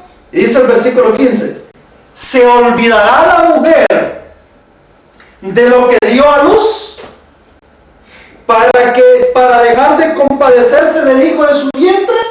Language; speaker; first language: Spanish; native; Spanish